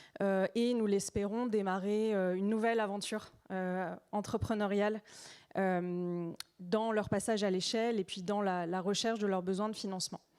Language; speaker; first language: French; native; French